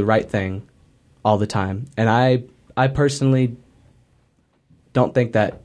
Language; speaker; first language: English; native; English